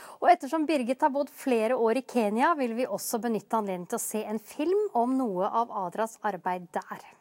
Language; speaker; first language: Norwegian; native; Norwegian